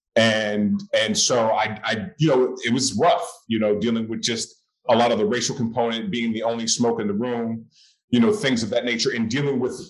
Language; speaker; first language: English; native; English